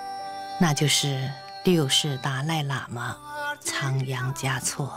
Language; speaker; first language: Chinese; native; Chinese